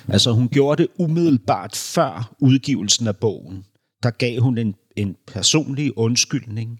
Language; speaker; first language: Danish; native; Danish